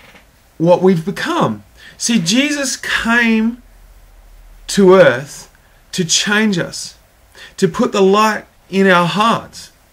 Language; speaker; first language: English; native; English